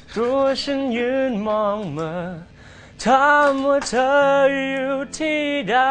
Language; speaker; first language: Thai; early bilingual, other home language; English